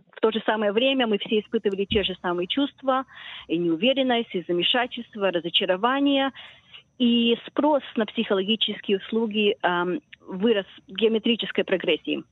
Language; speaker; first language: Russian; early bilingual, heritage; Russian